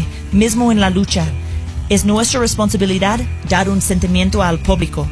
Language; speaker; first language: Spanish; non-native, fluent; English